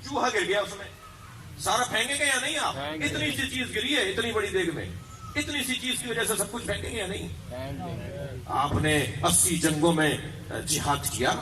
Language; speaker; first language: Urdu; native; Urdu